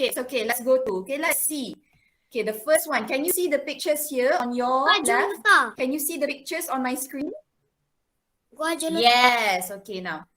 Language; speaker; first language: English; non-native, local second language; Malay